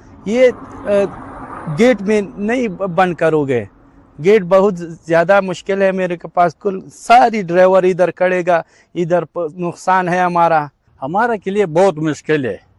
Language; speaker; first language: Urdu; non-native, local second language; Pashto